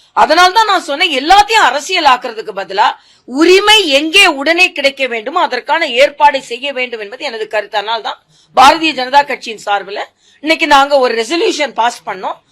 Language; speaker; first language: Tamil; native; Tamil